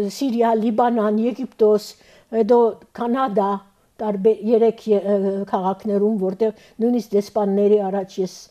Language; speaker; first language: Armenian; early bilingual, heritage; Armenian